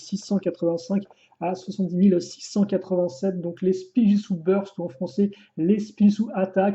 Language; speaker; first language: French; native; French